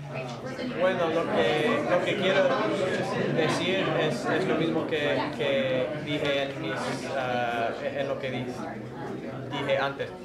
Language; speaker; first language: Spanish; non-native, fluent; English